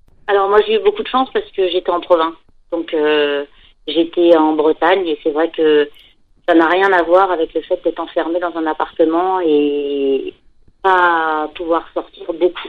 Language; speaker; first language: French; native; French